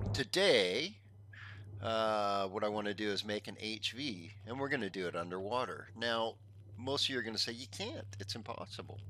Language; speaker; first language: English; native; English